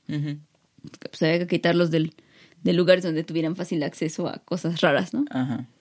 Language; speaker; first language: Spanish; native; Spanish